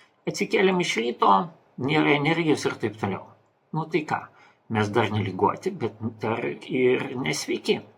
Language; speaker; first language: Lithuanian; non-native, local second language; Russian